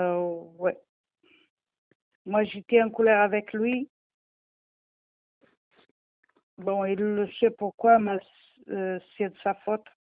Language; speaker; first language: French; non-native, learner; Portuguese